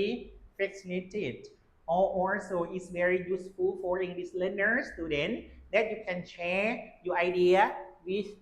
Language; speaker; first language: English; non-native, learner; Lao